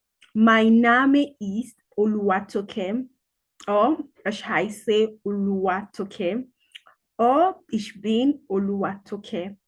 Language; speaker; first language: German; non-native, learner; Yoruba